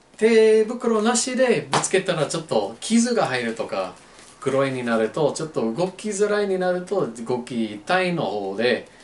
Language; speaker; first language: Japanese; non-native, learner; English